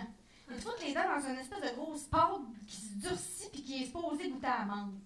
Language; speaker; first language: French; native; French